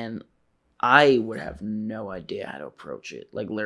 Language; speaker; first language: English; native; English